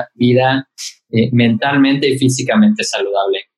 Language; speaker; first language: Spanish; native; Spanish